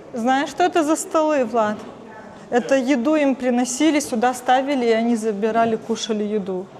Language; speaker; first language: Russian; native; Russian